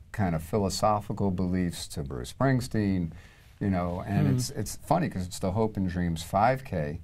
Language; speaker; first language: English; native; English